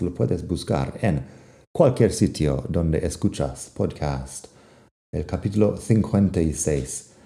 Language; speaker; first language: Spanish; non-native, fluent; English